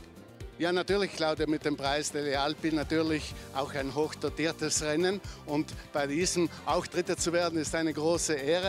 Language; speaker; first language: German; native; German